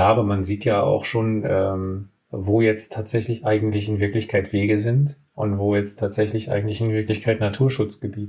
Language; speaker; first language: German; native; German